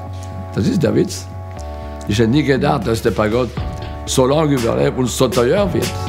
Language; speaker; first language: German; non-native, fluent; French